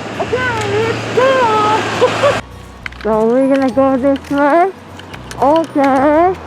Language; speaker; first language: English; non-native, fluent; Japanese